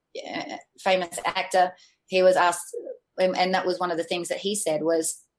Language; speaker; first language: English; native; English